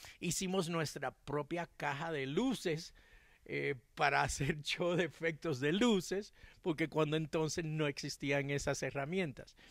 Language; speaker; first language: Spanish; early bilingual, heritage; Spanish